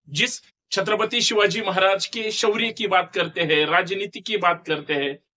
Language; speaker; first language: Hindi; non-native, local second language; Marathi